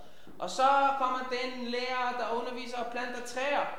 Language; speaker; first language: Danish; non-native, fluent; Hebrew